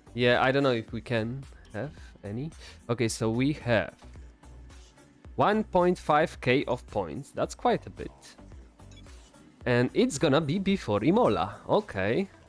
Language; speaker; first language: English; non-native, fluent; Polish